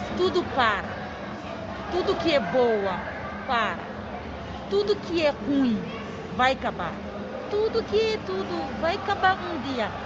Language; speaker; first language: Portuguese; non-native, learner; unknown